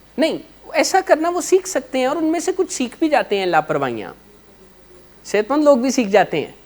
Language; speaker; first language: Urdu; non-native, local second language; Punjabi